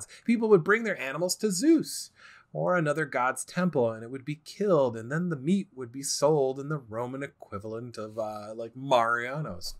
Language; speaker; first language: English; native; English